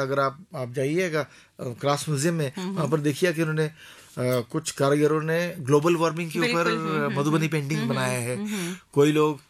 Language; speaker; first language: Hindi; non-native, local second language; Marathi